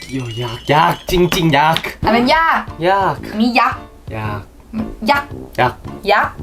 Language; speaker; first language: Thai; non-native, learner; Korean